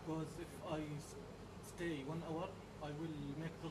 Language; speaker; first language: English; non-native, learner; Arabic